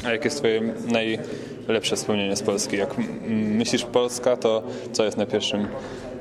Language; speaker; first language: Polish; native; Polish